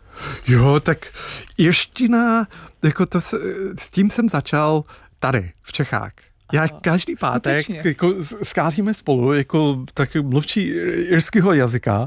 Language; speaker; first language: Czech; non-native, fluent; English